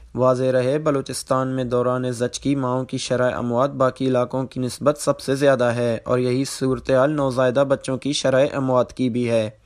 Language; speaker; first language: Urdu; non-native, local second language; Baluchi